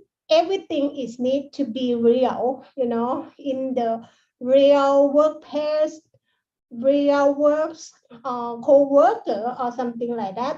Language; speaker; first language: English; non-native, learner; Thai